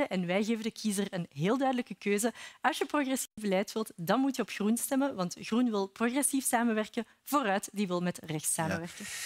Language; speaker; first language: Dutch; native; Dutch